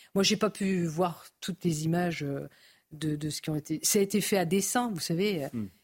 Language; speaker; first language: French; native; French